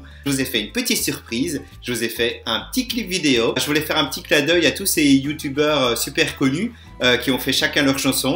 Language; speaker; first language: French; native; French